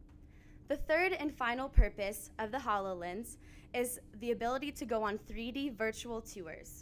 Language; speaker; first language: English; native; English